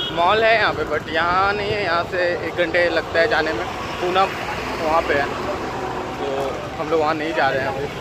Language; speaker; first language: Hindi; native; Hindi